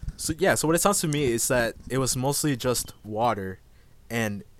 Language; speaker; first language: English; native; English